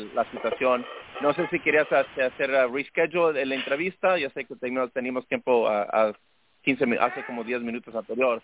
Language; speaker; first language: Spanish; early bilingual, heritage; Spanish